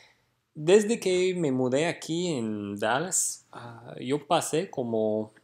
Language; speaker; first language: Spanish; non-native, fluent; English